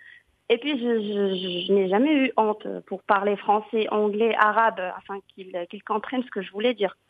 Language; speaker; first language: French; non-native, local second language; Arabic